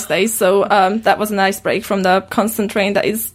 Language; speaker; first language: English; non-native, fluent; Romanian